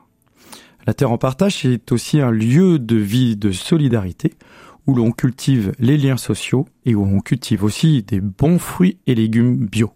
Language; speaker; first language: French; native; French